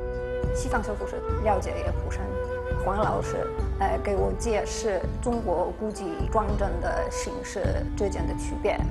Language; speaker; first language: Chinese; non-native, fluent; Polish